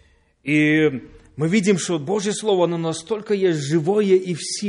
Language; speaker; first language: Polish; non-native, learner; Russian